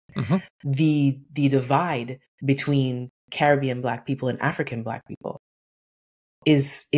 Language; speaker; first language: English; native; English